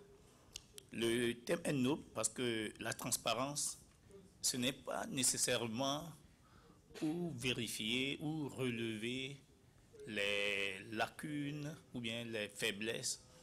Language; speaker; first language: French; non-native, local second language; Ewe